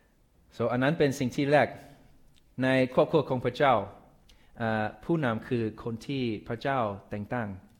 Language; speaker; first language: Thai; non-native, fluent; English